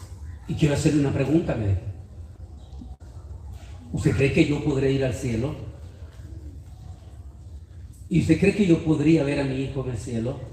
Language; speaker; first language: Spanish; native; Spanish